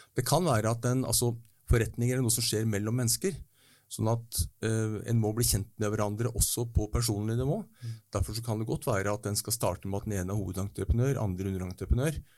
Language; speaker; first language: Norwegian; native; Norwegian